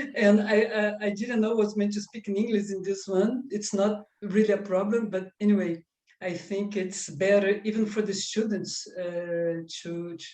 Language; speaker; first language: English; non-native, fluent; Portuguese